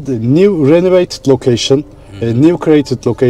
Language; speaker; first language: English; non-native, learner; Turkish